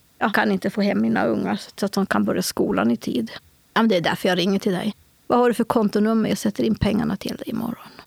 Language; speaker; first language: Swedish; native; Swedish